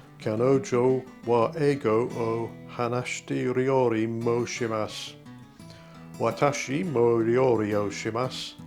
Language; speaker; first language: Japanese; non-native, learner; English